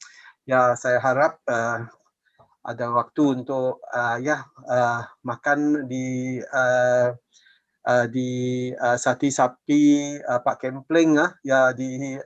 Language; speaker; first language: Indonesian; non-native, fluent; English